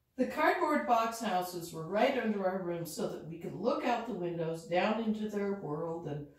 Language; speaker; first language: English; native; English